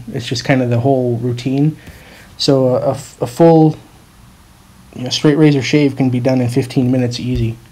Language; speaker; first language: English; native; English